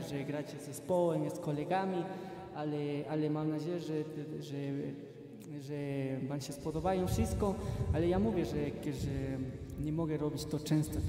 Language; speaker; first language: Polish; non-native, fluent; Spanish